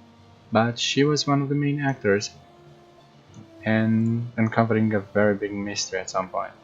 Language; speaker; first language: English; non-native, fluent; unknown